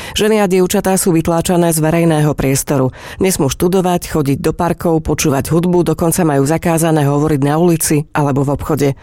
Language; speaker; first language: Slovak; native; Slovak